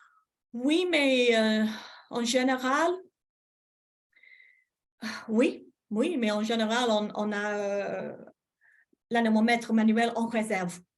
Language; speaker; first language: French; non-native, fluent; English